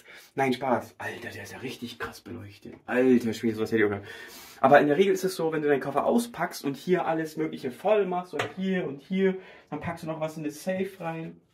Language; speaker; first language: German; native; German